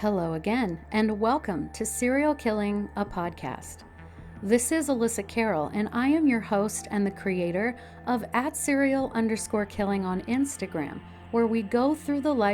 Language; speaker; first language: English; native; English